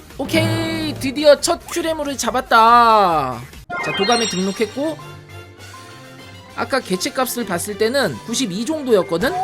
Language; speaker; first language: Korean; native; Korean